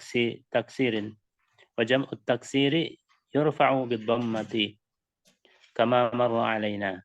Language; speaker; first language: Arabic; non-native, learner; Indonesian